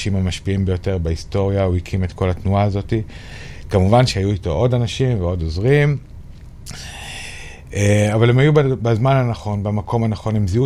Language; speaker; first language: Hebrew; native; Hebrew